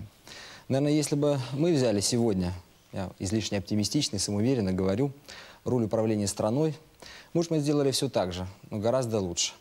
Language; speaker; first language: Russian; native; Russian